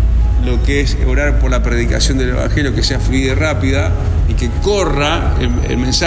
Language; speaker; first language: Spanish; native; Spanish